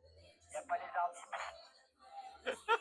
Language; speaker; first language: French; native; French